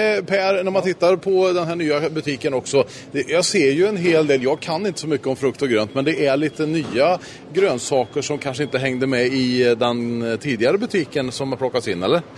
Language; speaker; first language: Swedish; native; Swedish